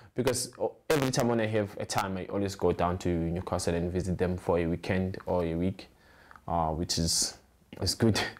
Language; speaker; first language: English; non-native, local second language; Zulu